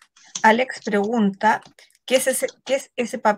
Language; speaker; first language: Spanish; native; Spanish